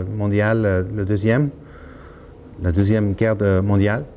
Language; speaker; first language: French; non-native, learner; Norwegian